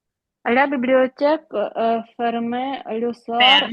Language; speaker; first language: French; non-native, learner; Ukrainian